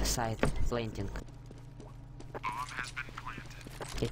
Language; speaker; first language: English; non-native, learner; Russian